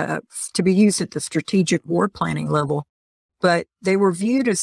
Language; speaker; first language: English; native; English